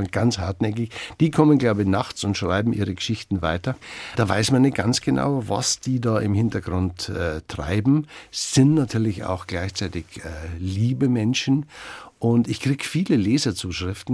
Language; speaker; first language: German; native; German